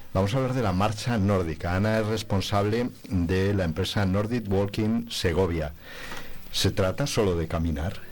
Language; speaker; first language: Spanish; native; Spanish